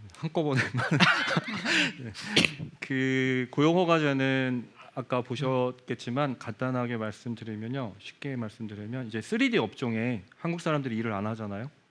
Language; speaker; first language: Korean; native; Korean